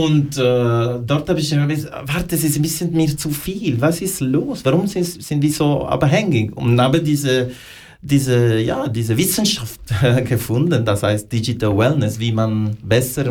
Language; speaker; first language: German; non-native, fluent; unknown